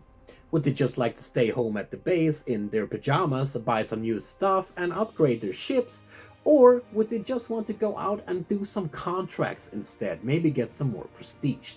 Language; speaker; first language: English; non-native, fluent; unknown